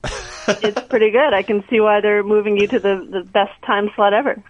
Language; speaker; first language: English; native; English